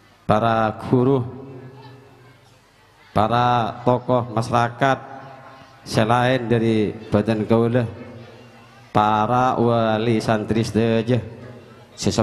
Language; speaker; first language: Indonesian; non-native, local second language; Madurese